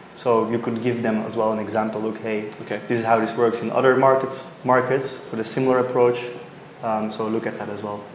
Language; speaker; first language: English; non-native, fluent; Dutch